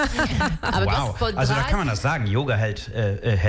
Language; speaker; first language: German; native; German